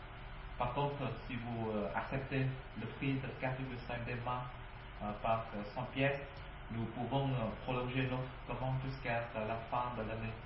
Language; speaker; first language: French; non-native, learner; Vietnamese